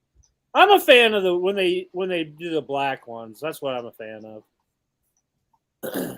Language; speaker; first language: English; native; English